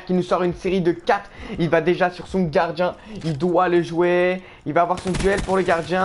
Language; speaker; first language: French; native; French